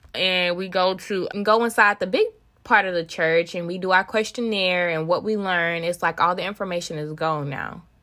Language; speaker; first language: English; native; English